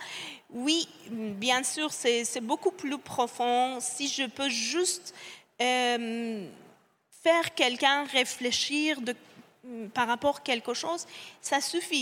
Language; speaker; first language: French; non-native, fluent; Persian